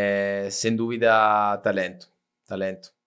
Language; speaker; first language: Portuguese; non-native, fluent; Italian